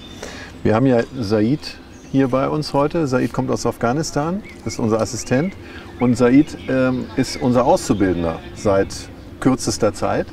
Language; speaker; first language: German; native; German